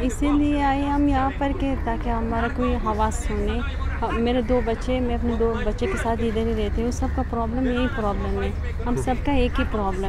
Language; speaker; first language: Hindi; non-native, fluent; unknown